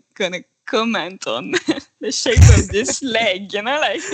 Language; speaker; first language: English; non-native, fluent; French